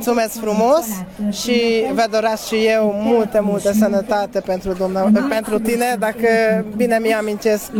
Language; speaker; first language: Romanian; non-native, learner; Hungarian